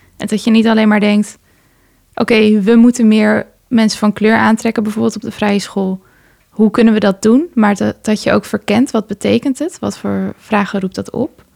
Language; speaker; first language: Dutch; early bilingual, other home language; Persian